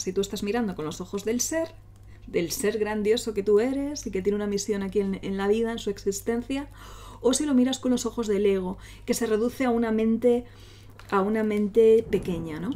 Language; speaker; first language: Spanish; native; Spanish